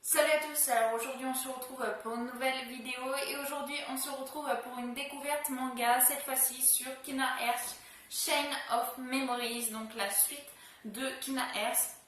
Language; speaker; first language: French; native; French